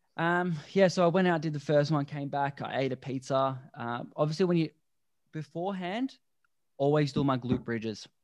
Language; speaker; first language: English; native; English